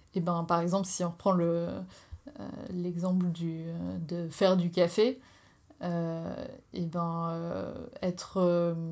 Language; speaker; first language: French; native; French